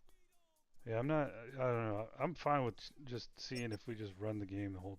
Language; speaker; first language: English; native; English